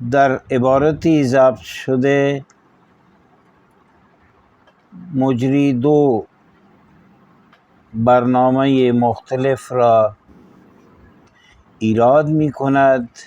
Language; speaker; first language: Persian; non-native, fluent; Urdu